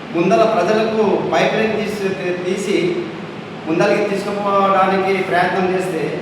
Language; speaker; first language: Telugu; non-native, local second language; Lambadi